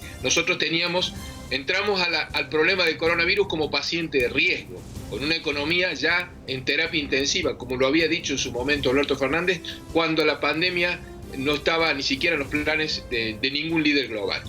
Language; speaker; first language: Spanish; native; Spanish